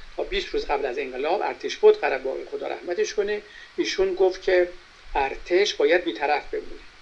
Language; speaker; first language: Persian; native; Persian